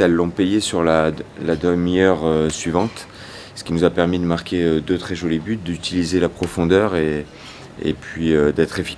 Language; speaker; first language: French; native; French